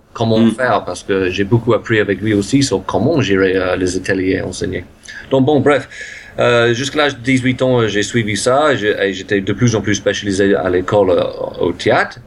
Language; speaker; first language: French; non-native, fluent; English